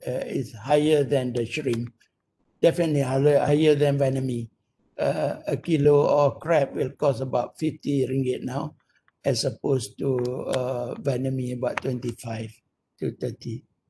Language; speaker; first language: English; non-native, local second language; Malay